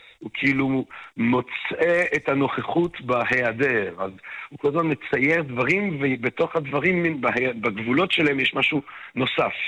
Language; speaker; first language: Hebrew; non-native, fluent; French